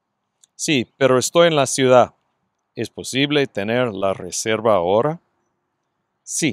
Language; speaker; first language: Spanish; non-native, fluent; English